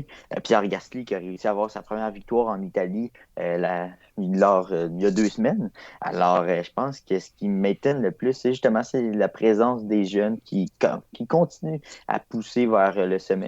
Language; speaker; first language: French; native; French